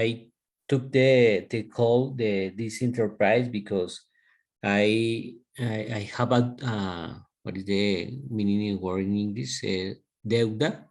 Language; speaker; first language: English; non-native, learner; Spanish